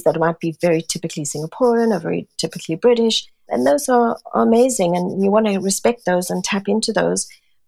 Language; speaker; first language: English; non-native, local second language; Italian